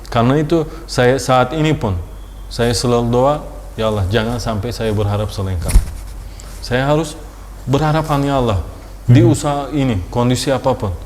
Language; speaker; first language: Indonesian; non-native, fluent; Turkish